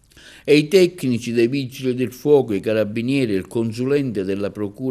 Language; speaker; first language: Italian; native; Italian